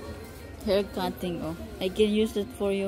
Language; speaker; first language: English; non-native, learner; Filipino